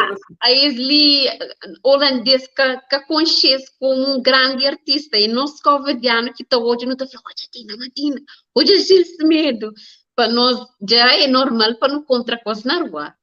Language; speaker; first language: Portuguese; non-native, learner; Kabuverdianu